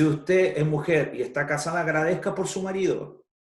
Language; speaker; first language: Spanish; native; Spanish